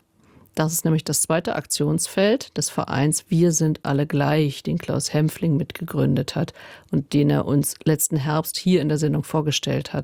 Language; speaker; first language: German; native; German